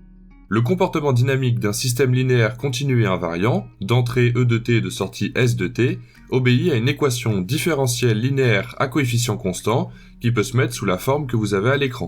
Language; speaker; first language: French; native; French